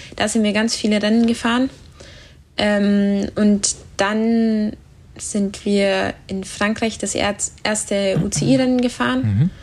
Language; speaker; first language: German; native; German